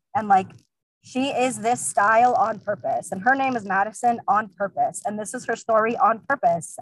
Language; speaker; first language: English; early bilingual, other home language; Russian